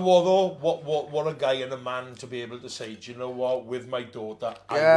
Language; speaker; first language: English; native; English